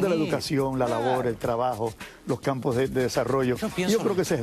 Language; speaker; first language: Spanish; native; Spanish